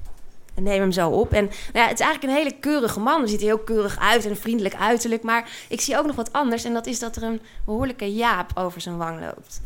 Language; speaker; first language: Dutch; native; Dutch